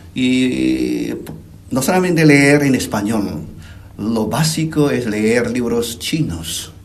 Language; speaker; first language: Spanish; non-native, fluent; Chinese